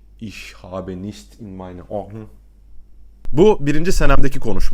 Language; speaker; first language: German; non-native, learner; Turkish